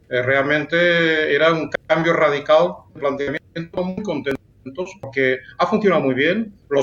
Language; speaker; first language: Spanish; native; Spanish